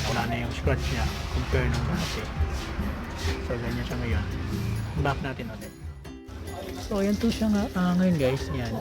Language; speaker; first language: Filipino; native; Filipino